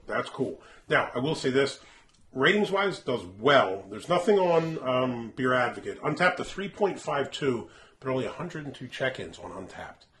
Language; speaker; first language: English; native; English